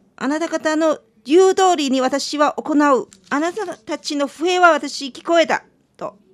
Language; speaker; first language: Japanese; non-native, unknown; Chinese